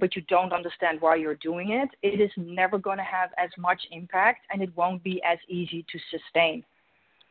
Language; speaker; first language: English; non-native, fluent; Dutch